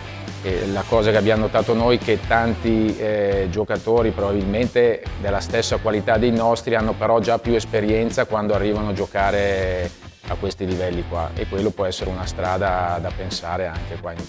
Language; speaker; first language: Italian; native; Italian